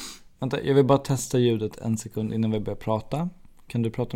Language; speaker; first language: Swedish; native; Swedish